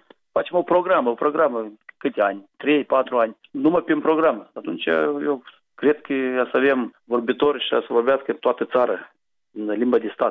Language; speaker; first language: Romanian; non-native, local second language; Gagauz